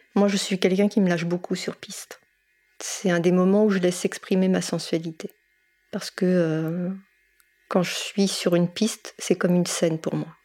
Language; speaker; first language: French; native; French